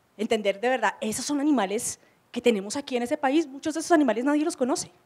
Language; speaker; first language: Spanish; native; Spanish